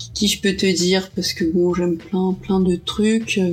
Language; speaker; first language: French; early bilingual, heritage; Portuguese